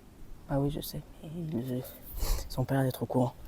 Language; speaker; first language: French; native; French